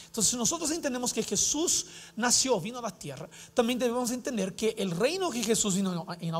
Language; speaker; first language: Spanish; non-native, fluent; Portuguese